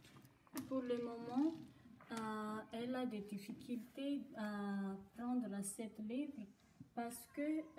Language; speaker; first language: French; non-native, local second language; Malagasy